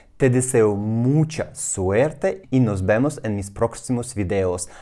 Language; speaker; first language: Spanish; non-native, fluent; Russian